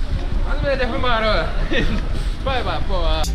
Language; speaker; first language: Russian; non-native, local second language; Yakut